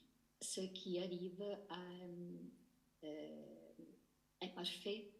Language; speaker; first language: French; non-native, learner; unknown